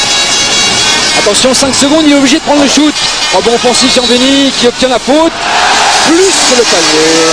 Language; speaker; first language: French; native; French